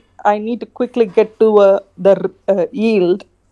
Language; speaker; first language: English; non-native, fluent; Khmer